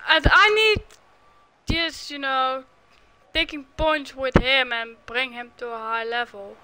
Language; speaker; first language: English; non-native, learner; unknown